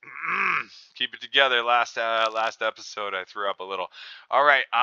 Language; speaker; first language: English; native; English